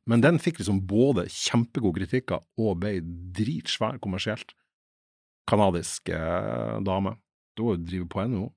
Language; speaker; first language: Norwegian; native; Norwegian